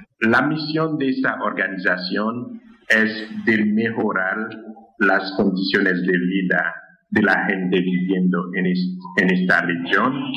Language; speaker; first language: Spanish; non-native, fluent; Haitian Creole